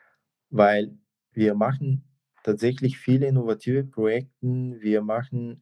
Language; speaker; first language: German; non-native, fluent; Bulgarian